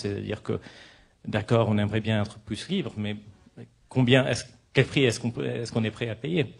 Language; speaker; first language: French; non-native, local second language; Arabic